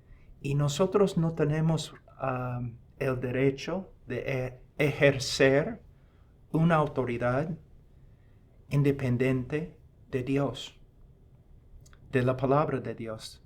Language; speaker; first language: Spanish; non-native, fluent; English